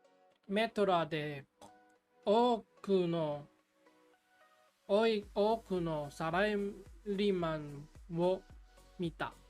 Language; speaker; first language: Japanese; non-native, learner; English